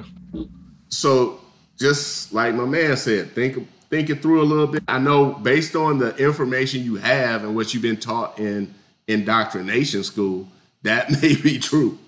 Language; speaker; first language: English; native; English